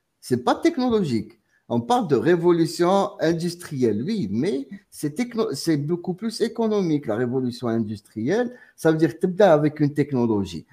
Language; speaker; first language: French; non-native, local second language; Arabic